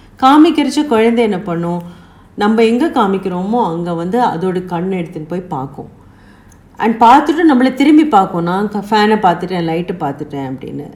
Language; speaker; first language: Tamil; native; Tamil